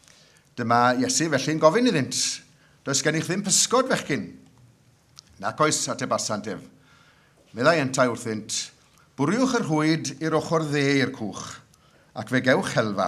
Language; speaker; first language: Welsh; native; Welsh